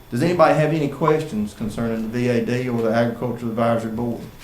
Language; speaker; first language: English; native; English